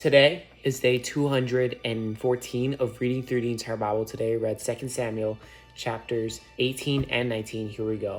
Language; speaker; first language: English; native; English